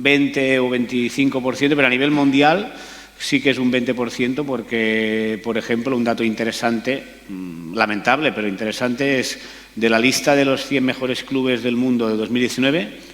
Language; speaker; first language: Spanish; native; Spanish